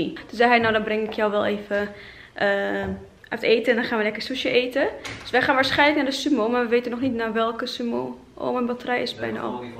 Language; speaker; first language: Dutch; native; Dutch